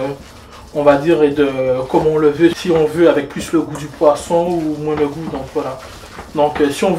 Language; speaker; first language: French; native; French